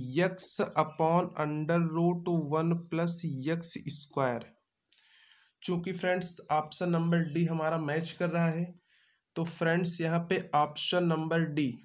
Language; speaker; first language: Hindi; native; Hindi